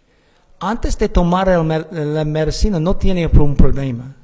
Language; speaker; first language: Spanish; non-native, learner; English